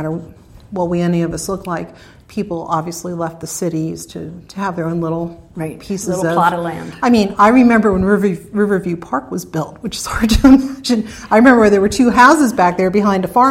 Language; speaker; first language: English; native; English